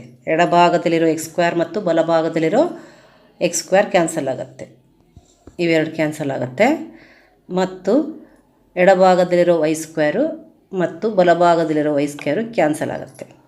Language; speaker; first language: Kannada; native; Kannada